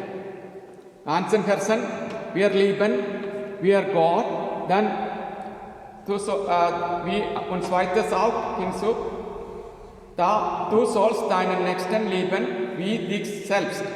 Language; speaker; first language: German; non-native, learner; Malayalam